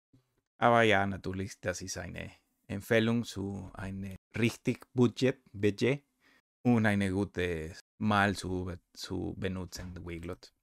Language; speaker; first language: German; non-native, learner; Spanish